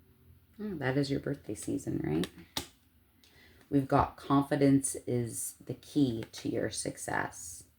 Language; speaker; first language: English; native; English